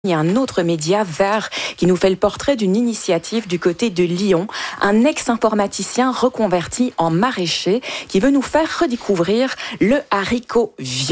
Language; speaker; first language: French; native; French